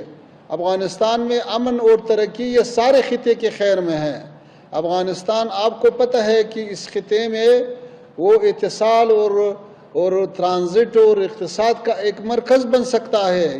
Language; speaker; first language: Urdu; non-native, fluent; Pashto